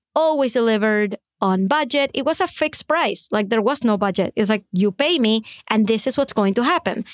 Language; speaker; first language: English; non-native, fluent; Spanish